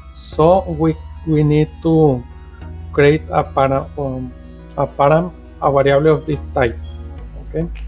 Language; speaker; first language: English; non-native, fluent; Spanish